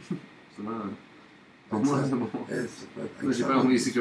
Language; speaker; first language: French; non-native, learner; English